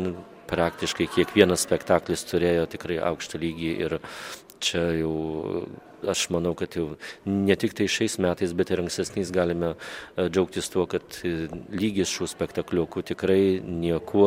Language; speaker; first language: Lithuanian; native; Lithuanian